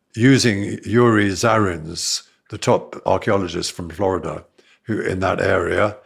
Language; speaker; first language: English; native; English